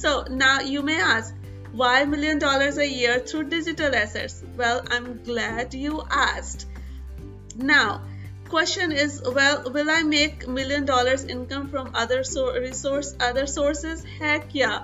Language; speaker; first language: English; non-native, local second language; Hindi